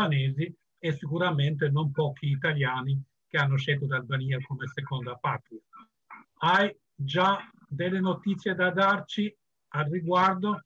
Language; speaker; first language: Italian; non-native, fluent; Albanian